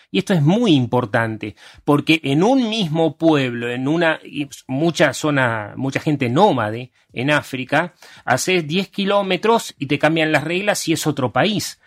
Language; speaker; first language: Spanish; early bilingual, other home language; Hungarian